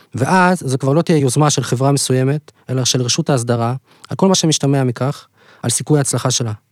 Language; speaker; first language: Hebrew; native; Hebrew